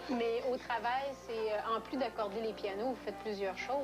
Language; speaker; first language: French; native; French